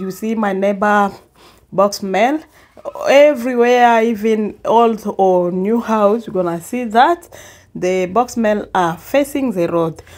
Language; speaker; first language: English; non-native, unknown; Swahili